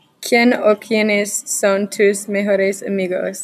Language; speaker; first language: Spanish; non-native, learner; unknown